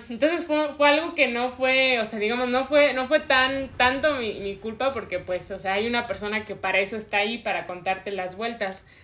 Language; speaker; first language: Spanish; native; Spanish